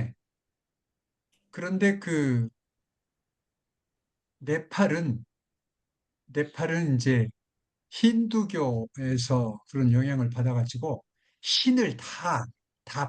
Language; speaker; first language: Korean; native; Korean